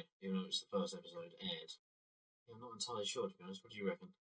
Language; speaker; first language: English; native; English